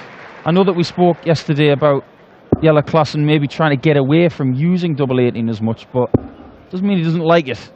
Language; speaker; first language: English; native; English